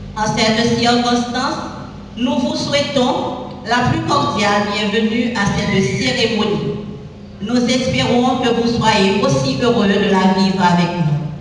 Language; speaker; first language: French; non-native, local second language; Haitian Creole